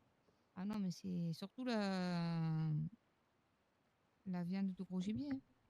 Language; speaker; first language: French; native; French